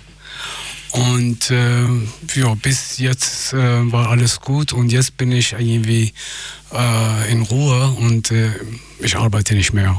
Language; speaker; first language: German; non-native, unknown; Persian